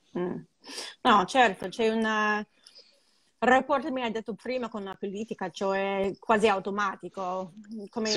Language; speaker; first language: Italian; non-native, fluent; English